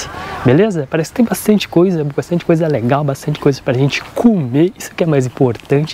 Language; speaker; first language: Portuguese; native; Portuguese